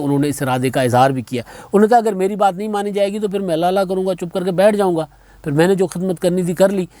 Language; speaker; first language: Urdu; non-native, local second language; Sindhi